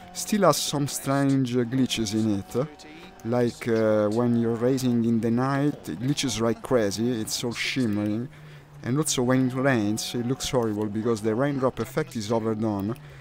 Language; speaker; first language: English; non-native, fluent; Italian